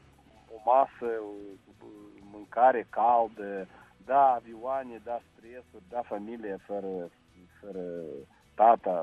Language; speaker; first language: Romanian; non-native, local second language; Russian